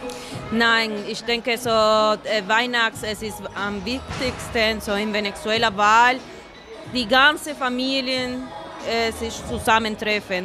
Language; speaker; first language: German; non-native, fluent; Spanish